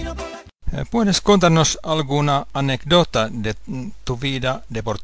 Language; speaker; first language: Spanish; non-native, fluent; Finnish